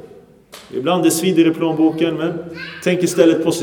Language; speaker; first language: Swedish; early bilingual, other home language; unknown